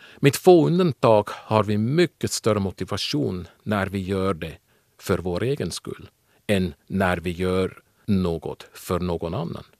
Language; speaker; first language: Swedish; non-native, fluent; German